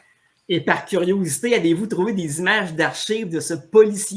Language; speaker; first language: French; native; French